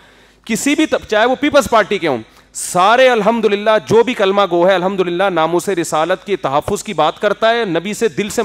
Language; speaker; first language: Urdu; native; Urdu